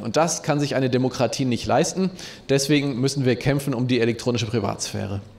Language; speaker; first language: German; native; German